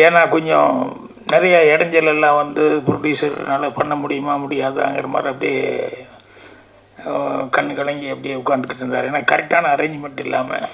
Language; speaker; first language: Tamil; native; Tamil